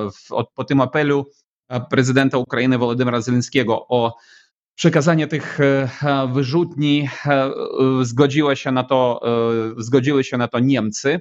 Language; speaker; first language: Polish; non-native, fluent; Ukrainian